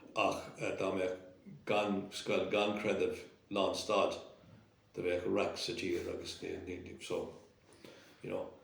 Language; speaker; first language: Irish; non-native, local second language; English